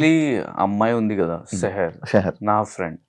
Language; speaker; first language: Telugu; non-native, learner; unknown